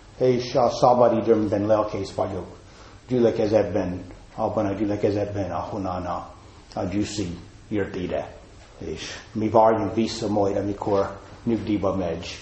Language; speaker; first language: Hungarian; non-native, fluent; English